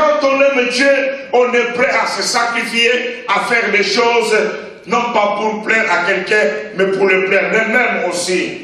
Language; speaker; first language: French; non-native, local second language; Lingala